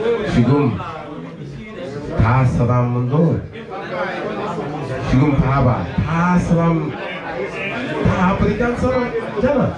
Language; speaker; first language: Korean; non-native, learner; Igbo